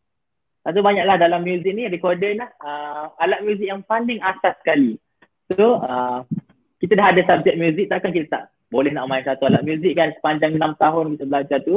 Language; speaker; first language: Malay; native; Malay